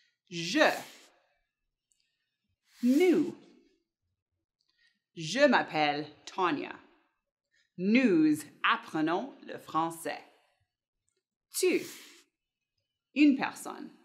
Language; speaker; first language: French; non-native, fluent; English